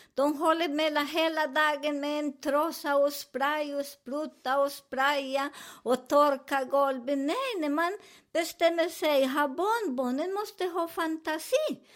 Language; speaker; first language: Swedish; non-native, learner; Spanish